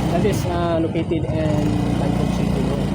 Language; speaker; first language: English; non-native, learner; Cebuano